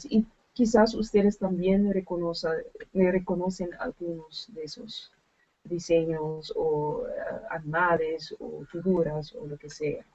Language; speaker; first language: Spanish; non-native, learner; Dutch